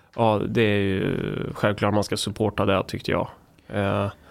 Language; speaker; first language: Swedish; native; Swedish